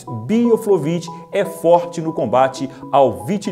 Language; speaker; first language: Portuguese; native; Portuguese